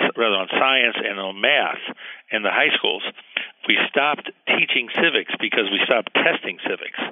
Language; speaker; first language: English; early bilingual, heritage; Spanish